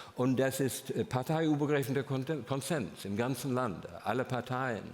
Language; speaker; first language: German; non-native, fluent; English